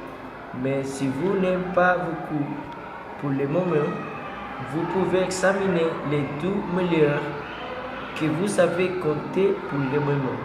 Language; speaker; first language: French; non-native, learner; Spanish